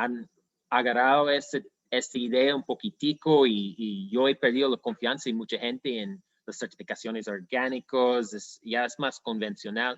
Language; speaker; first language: Spanish; non-native, fluent; English